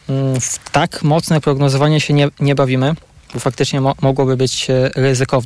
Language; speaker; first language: Polish; native; Polish